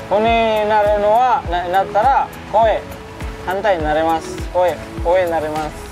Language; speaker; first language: Japanese; non-native, learner; Filipino